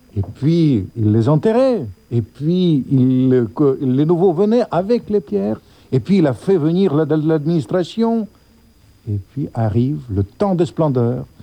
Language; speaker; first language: French; non-native, fluent; Russian